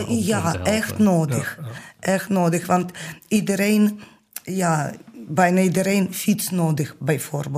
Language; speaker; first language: Dutch; non-native, learner; Ukrainian